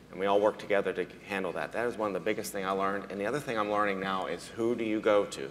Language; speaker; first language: English; native; English